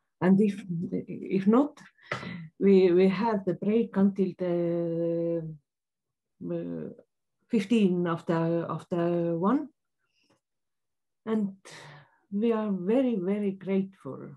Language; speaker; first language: English; non-native, learner; Estonian